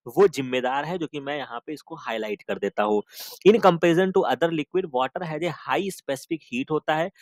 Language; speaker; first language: Hindi; native; Hindi